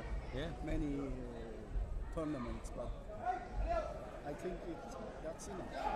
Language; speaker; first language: English; non-native, learner; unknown